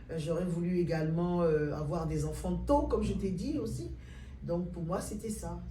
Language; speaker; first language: French; native; French